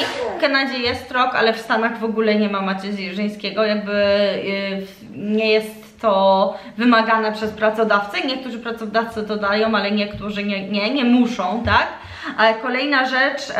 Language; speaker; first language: Polish; early bilingual, heritage; Polish